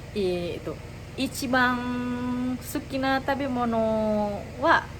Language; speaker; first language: Japanese; non-native, learner; Indonesian